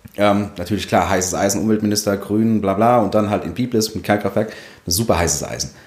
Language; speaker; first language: German; early bilingual, other home language; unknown